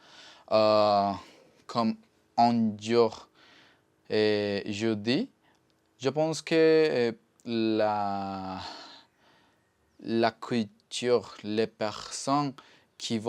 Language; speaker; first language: French; non-native, learner; Spanish